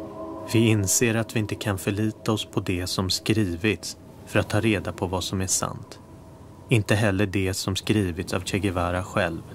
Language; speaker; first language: Swedish; native; Swedish